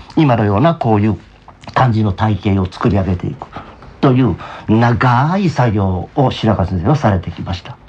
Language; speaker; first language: Japanese; native; Japanese